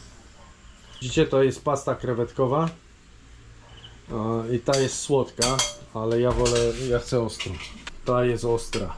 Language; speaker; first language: Polish; native; Polish